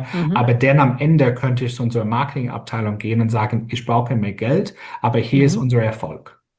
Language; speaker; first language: German; non-native, fluent; English